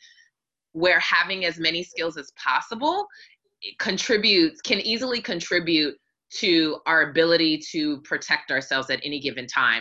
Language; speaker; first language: English; native; English